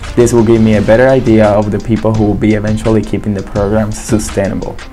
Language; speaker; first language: English; non-native, fluent; Spanish